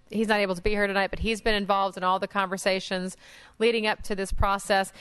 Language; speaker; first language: English; native; English